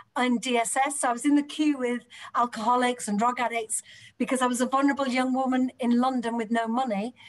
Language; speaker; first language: English; native; English